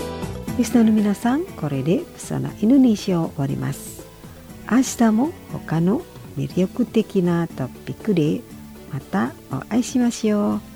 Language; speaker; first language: Japanese; non-native, fluent; Indonesian